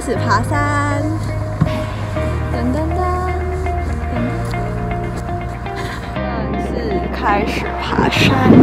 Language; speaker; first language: Chinese; native; Chinese